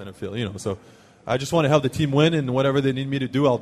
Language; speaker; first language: English; non-native, fluent; French